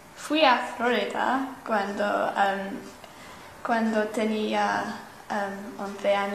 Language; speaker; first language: Spanish; non-native, learner; English